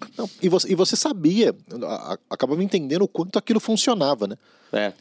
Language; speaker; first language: Portuguese; native; Portuguese